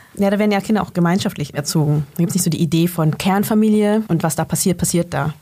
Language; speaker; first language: German; early bilingual, other home language; Vietnamese